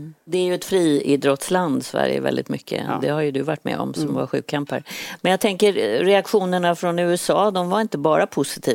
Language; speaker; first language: Swedish; native; Swedish